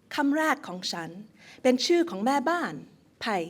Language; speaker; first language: Thai; early bilingual, heritage; Thai